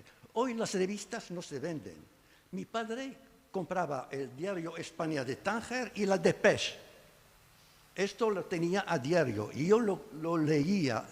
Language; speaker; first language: Spanish; non-native, fluent; Arabic